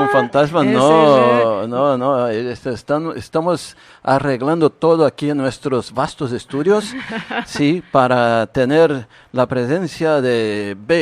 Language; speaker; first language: Spanish; non-native, fluent; Portuguese